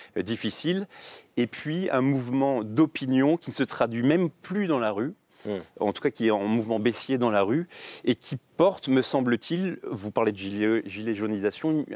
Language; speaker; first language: French; native; French